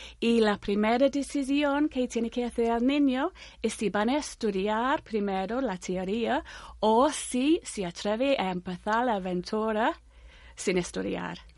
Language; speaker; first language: Spanish; non-native, fluent; English